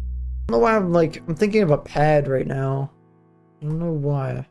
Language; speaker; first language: English; native; English